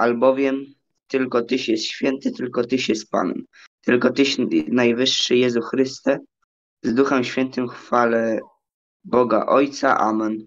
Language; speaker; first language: Polish; native; Polish